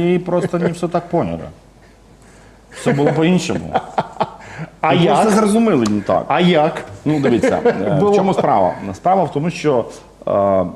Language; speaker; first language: Ukrainian; non-native, fluent; Georgian